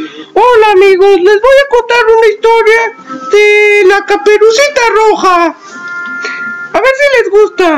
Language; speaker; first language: Spanish; native; Spanish